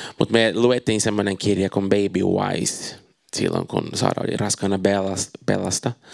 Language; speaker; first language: Finnish; non-native, fluent; Portuguese